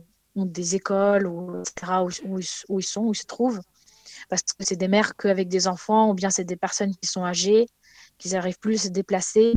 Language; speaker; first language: French; non-native, fluent; Ukrainian